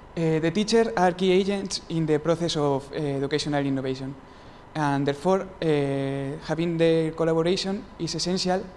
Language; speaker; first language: English; non-native, fluent; Spanish